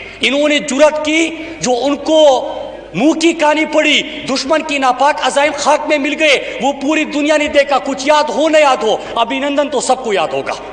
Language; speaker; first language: Urdu; non-native, local second language; Pashto